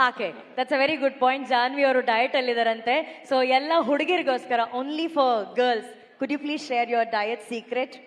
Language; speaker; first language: Kannada; native; Kannada